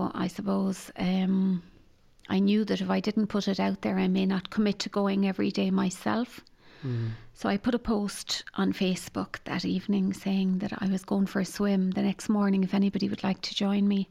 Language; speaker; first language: English; native; English